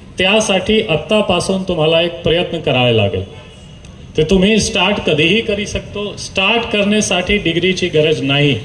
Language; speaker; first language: Marathi; non-native, fluent; Hindi